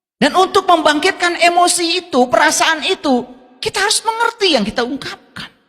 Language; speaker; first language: Indonesian; non-native, local second language; Sundanese